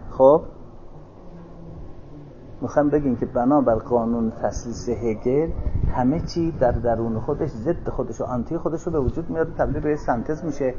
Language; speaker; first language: Persian; native; Persian